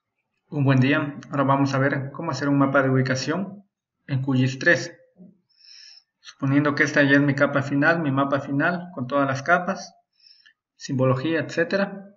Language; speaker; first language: Spanish; native; Spanish